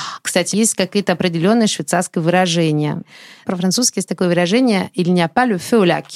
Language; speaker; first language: Russian; non-native, fluent; French